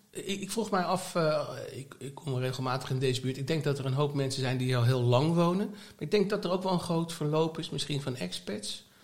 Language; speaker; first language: Dutch; native; Dutch